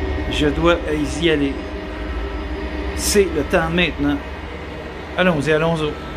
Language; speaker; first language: French; native; French